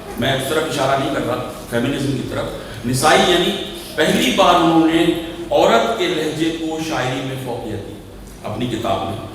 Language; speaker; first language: Urdu; native; Urdu